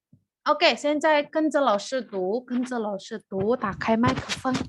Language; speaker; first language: Chinese; non-native, fluent; Indonesian